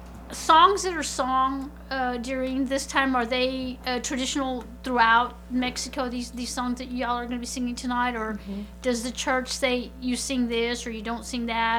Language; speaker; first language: English; early bilingual, other home language; Spanish